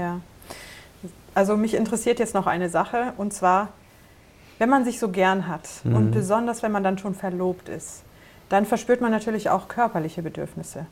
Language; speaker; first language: German; native; German